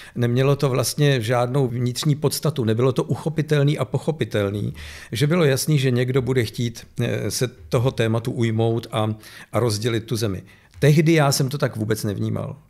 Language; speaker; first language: Czech; native; Czech